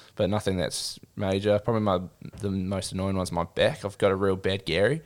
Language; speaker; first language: English; native; English